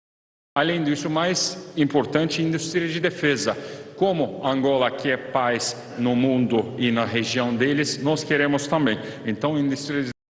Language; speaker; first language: Portuguese; non-native, fluent; Turkish